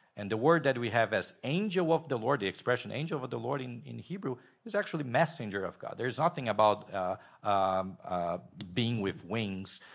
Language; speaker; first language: English; non-native, fluent; Portuguese